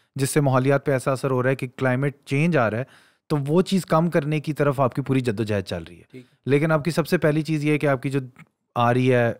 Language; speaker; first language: Urdu; native; Urdu